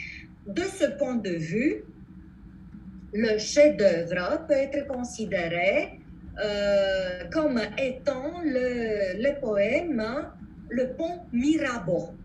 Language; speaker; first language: French; non-native, fluent; Romanian